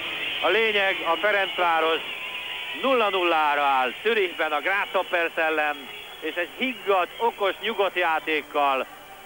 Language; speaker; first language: Hungarian; native; Hungarian